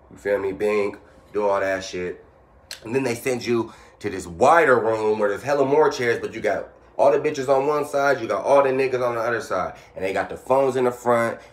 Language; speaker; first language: English; native; English